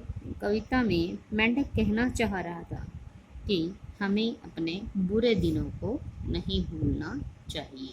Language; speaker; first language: Hindi; native; Hindi